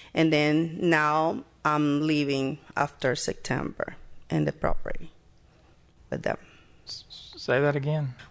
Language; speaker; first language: English; non-native, learner; Spanish